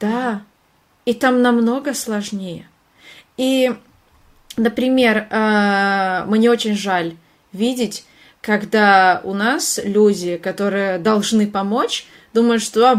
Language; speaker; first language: Russian; non-native, fluent; Hungarian